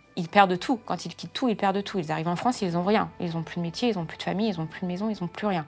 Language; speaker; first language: French; native; French